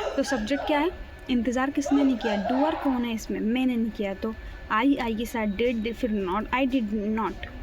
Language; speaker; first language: Hindi; native; Hindi